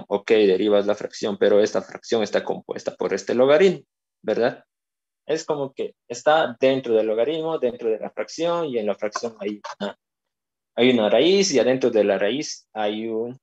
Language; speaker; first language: Spanish; native; Spanish